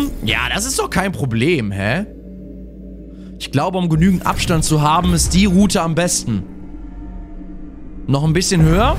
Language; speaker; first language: German; native; German